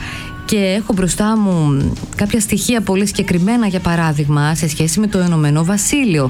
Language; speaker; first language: Greek; native; Greek